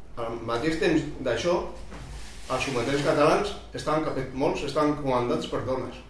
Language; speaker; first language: Catalan; non-native, local second language; Spanish